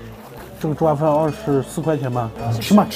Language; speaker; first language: Chinese; non-native, local second language; Uyghur